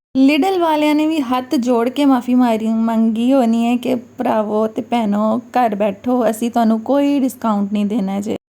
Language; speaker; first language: Urdu; native; Urdu